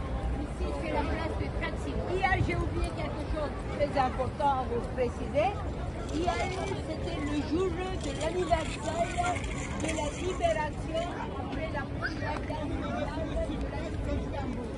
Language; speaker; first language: French; non-native, fluent; Turkish